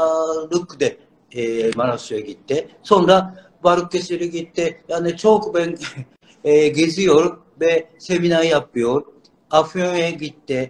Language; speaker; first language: Turkish; non-native, learner; Japanese